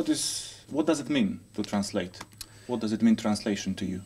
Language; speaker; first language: English; non-native, fluent; Polish